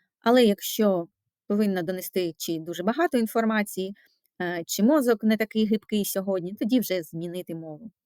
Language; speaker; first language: Ukrainian; non-native, local second language; Russian